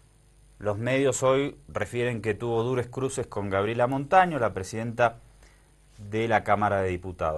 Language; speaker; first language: Spanish; native; Spanish